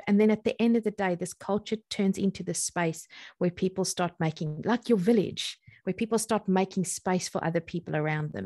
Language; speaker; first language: English; native; English